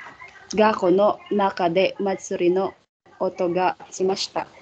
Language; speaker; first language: Japanese; non-native, learner; Filipino